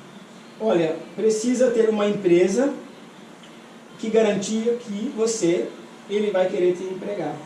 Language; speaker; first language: Portuguese; non-native, fluent; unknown